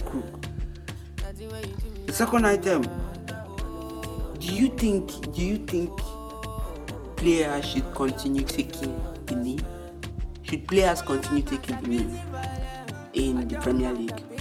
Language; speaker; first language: English; non-native, local second language; Yoruba